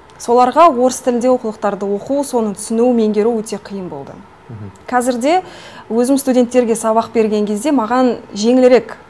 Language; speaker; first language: Kazakh; non-native, local second language; Russian